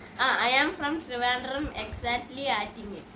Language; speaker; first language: English; non-native, learner; Malayalam